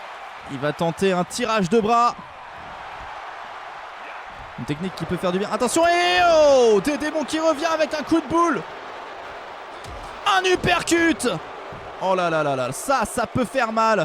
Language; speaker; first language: French; native; French